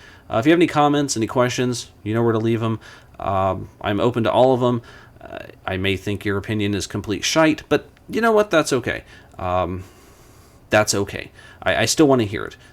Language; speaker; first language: English; native; English